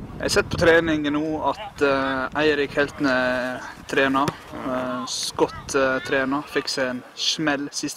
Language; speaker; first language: Norwegian; native; Norwegian